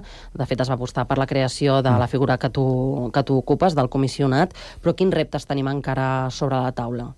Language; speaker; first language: Catalan; native; Catalan